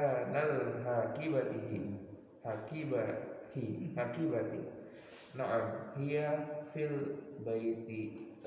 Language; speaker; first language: Arabic; non-native, learner; Indonesian